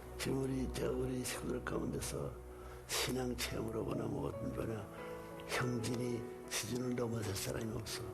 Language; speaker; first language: Korean; native; Korean